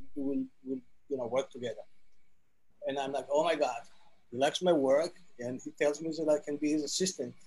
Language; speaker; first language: English; non-native, fluent; Hebrew